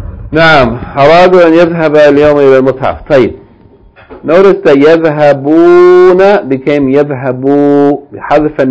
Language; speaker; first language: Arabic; non-native, fluent; English